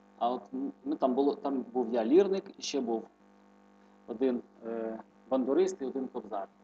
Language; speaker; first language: Ukrainian; native; Ukrainian